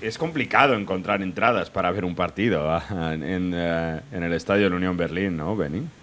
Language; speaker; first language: Spanish; native; Spanish